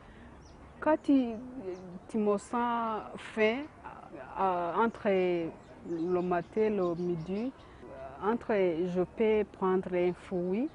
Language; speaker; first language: French; non-native, local second language; Kinyarwanda